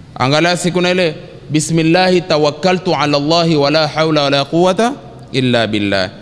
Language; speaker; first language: Swahili; native; Swahili